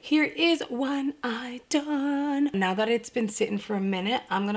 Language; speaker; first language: English; native; English